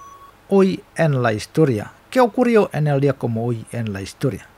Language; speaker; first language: Spanish; non-native, fluent; Indonesian